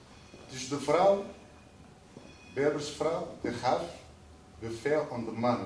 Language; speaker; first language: Dutch; non-native, fluent; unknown